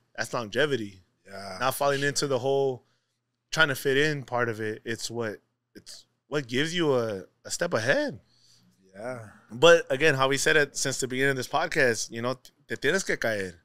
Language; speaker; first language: English; native; English